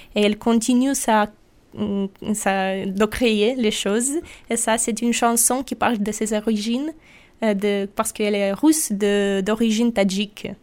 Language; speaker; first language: French; non-native, fluent; Russian